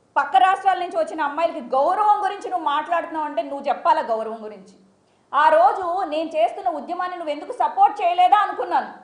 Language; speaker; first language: Telugu; native; Telugu